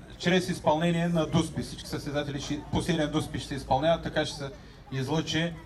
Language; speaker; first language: Bulgarian; native; Bulgarian